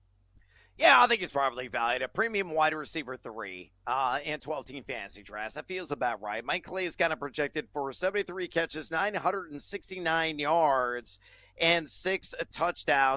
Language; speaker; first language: English; native; English